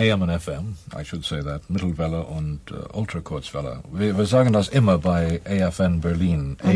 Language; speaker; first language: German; non-native, learner; English